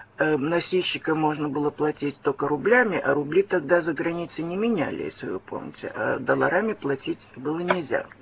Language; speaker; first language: Russian; early bilingual, heritage; Russian